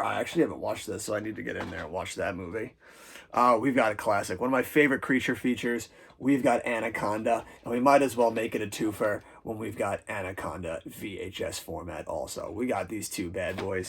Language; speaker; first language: English; native; English